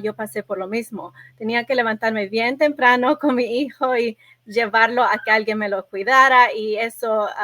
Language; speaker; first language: Spanish; early bilingual, other home language; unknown